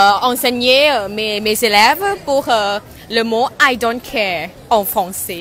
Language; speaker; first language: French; non-native, fluent; Thai